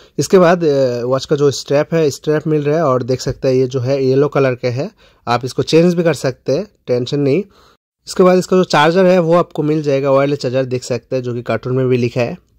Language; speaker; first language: Hindi; non-native, local second language; Bangla